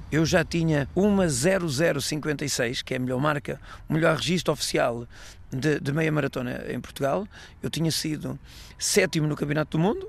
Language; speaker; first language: Portuguese; native; Portuguese